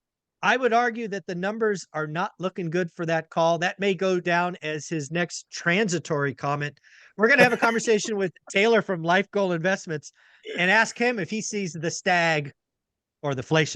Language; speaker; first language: English; native; English